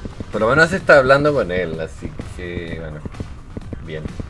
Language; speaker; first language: Spanish; native; Spanish